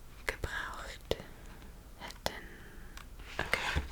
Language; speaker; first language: German; non-native, learner; English